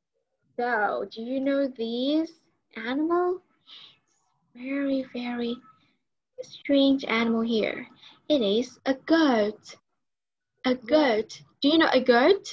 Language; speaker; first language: English; non-native, learner; Vietnamese